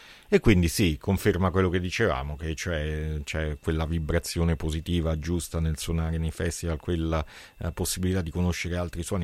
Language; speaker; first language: Italian; native; Italian